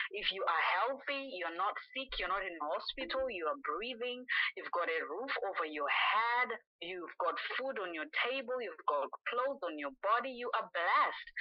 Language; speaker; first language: English; non-native, local second language; Shona